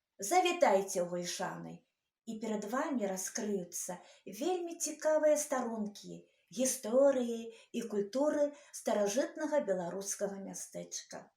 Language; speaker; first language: Belarusian; native; Belarusian